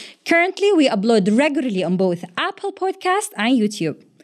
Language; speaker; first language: English; non-native, fluent; Arabic